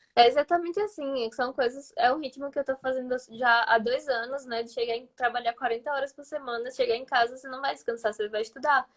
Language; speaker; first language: Portuguese; native; Portuguese